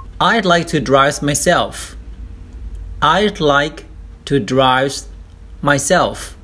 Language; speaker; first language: English; non-native, fluent; Thai